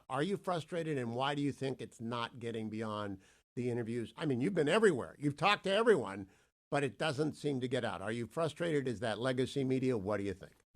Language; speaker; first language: English; native; English